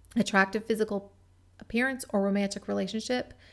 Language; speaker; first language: English; native; English